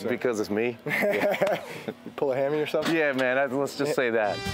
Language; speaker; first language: English; native; English